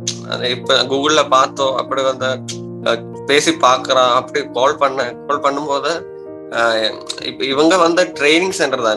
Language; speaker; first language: Tamil; non-native, learner; Malayalam